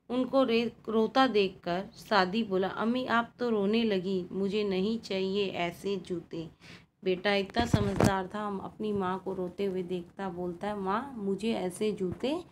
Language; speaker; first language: Hindi; native; Hindi